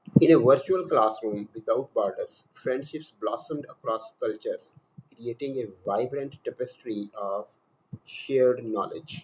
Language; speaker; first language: English; non-native, local second language; Urdu